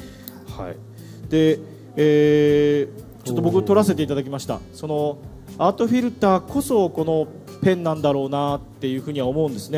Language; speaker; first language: Japanese; native; Japanese